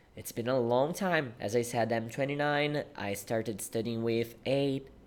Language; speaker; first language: English; non-native, fluent; Portuguese